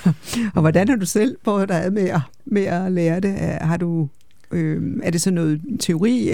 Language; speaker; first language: Danish; native; Danish